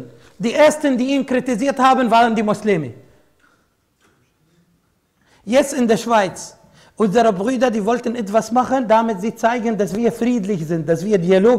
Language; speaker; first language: German; non-native, fluent; Arabic